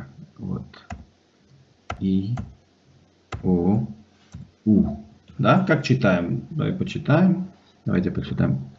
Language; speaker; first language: Russian; non-native, fluent; Spanish